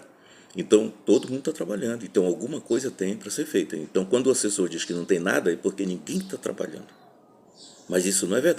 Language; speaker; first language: Portuguese; native; Portuguese